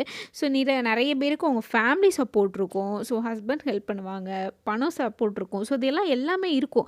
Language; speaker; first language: Tamil; native; Tamil